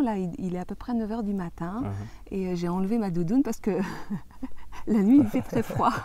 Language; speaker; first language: French; native; French